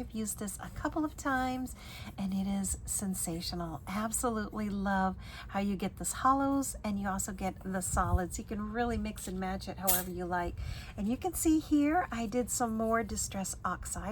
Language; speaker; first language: English; native; English